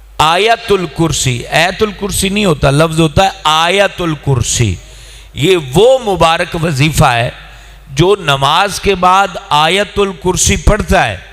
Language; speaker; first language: Urdu; non-native, local second language; Punjabi